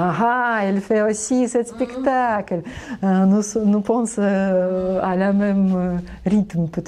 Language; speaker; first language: French; non-native, learner; Russian